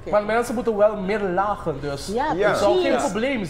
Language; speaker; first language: Dutch; non-native, local second language; Papiamento